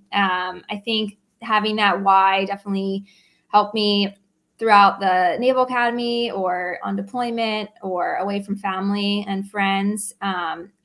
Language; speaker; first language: English; native; English